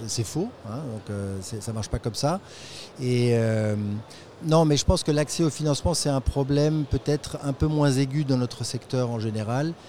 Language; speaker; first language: French; native; French